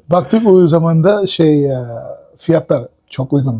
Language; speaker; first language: Turkish; non-native, learner; Uyghur